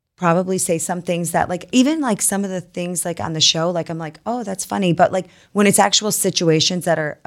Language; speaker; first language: English; native; English